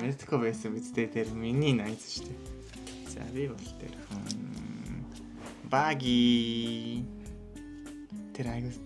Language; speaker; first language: Mongolian; non-native, learner; Japanese